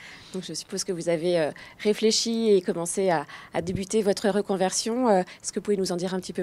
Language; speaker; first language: French; native; French